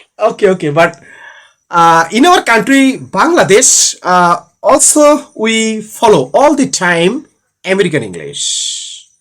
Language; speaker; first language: English; non-native, learner; Bangla